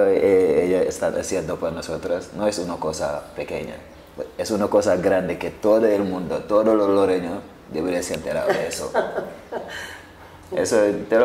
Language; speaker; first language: Spanish; non-native, learner; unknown